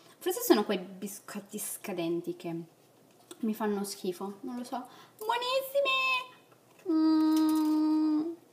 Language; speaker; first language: Italian; native; Italian